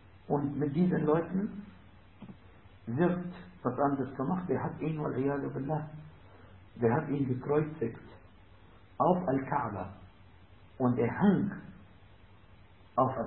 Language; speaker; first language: German; non-native, fluent; Arabic